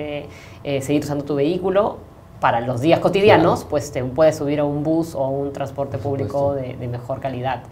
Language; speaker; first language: Spanish; native; Spanish